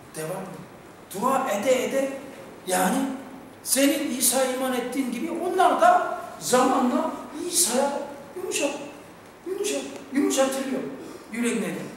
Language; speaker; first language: Turkish; non-native, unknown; Korean